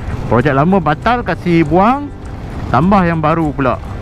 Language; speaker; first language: Malay; native; Malay